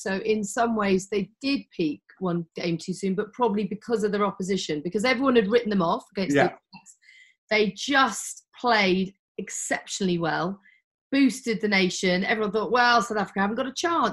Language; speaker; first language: English; native; English